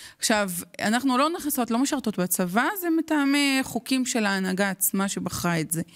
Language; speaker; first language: Hebrew; non-native, local second language; Arabic